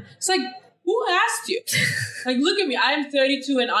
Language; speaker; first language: English; non-native, fluent; Danish